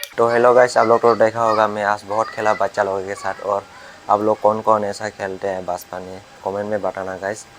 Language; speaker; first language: Hindi; non-native, local second language; Kok Borok